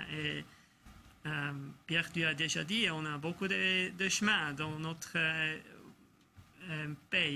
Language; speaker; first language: French; non-native, local second language; German